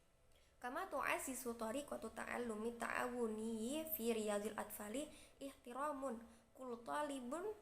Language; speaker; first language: Arabic; non-native, learner; Indonesian